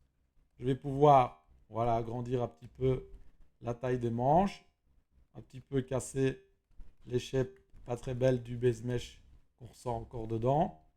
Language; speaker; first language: French; native; French